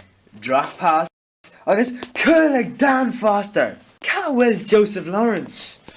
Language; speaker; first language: Irish; non-native, local second language; English